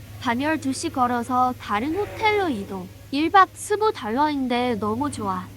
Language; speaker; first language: Korean; native; Korean